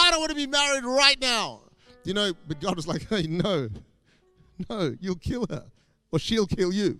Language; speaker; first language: English; native; English